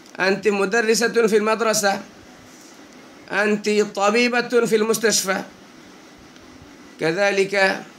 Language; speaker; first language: Arabic; non-native, fluent; Bangla